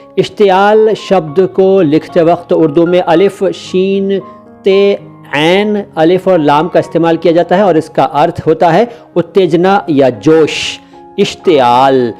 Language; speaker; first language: Hindi; native; Hindi